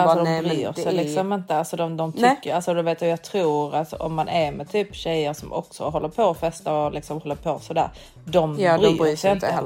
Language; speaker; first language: Swedish; native; Swedish